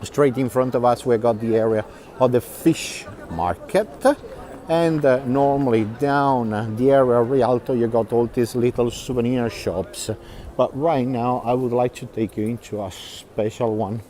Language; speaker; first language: English; non-native, fluent; Italian